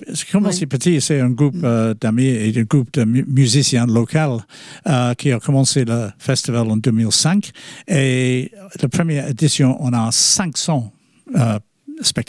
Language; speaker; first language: French; non-native, fluent; English